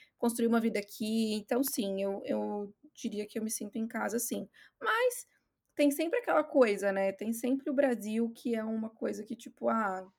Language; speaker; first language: Portuguese; native; Portuguese